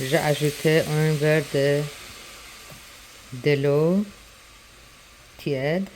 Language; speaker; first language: French; non-native, learner; Persian